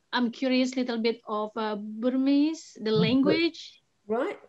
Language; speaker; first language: English; non-native, fluent; Indonesian